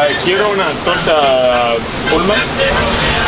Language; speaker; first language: Spanish; non-native, learner; English